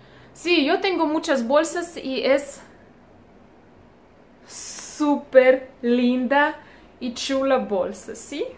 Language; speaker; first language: Spanish; non-native, learner; Russian